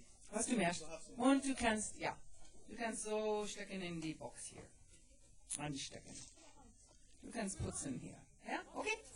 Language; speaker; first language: German; non-native, learner; English